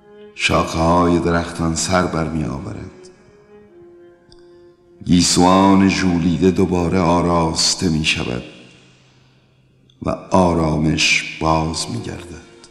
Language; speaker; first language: Persian; native; Persian